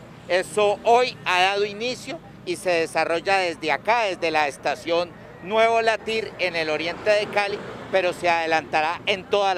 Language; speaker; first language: Spanish; native; Spanish